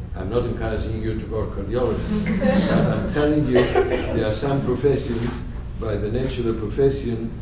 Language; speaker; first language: English; non-native, fluent; Spanish